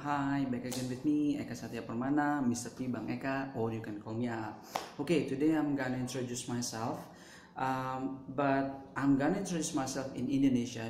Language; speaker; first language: English; non-native, fluent; Indonesian